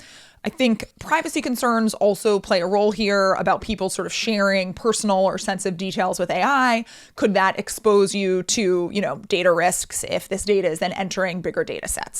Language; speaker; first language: English; native; English